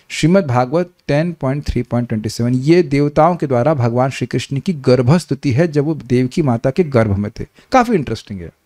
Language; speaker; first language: Hindi; native; Hindi